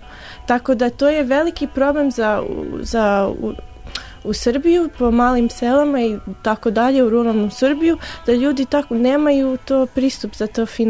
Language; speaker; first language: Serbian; early bilingual, heritage; English